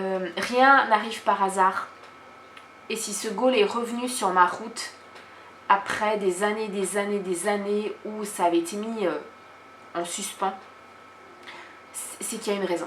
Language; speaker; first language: French; native; French